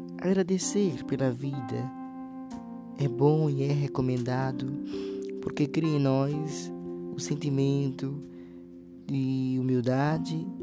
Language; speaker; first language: Portuguese; native; Portuguese